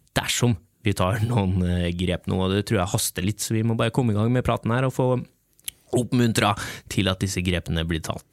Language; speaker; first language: Norwegian; native; Norwegian